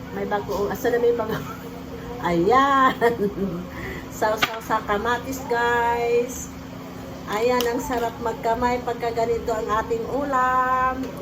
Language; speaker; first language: Filipino; non-native, local second language; Cebuano